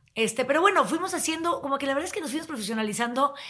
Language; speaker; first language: Spanish; native; Spanish